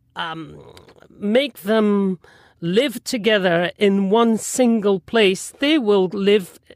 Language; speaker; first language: English; non-native, fluent; French